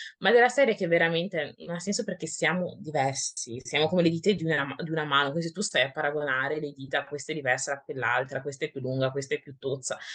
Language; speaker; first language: Italian; early bilingual, other home language; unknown